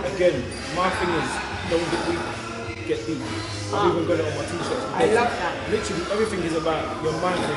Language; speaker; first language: English; native; English